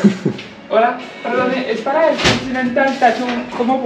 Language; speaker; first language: Spanish; non-native, learner; French